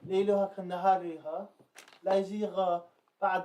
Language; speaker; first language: Arabic; non-native, learner; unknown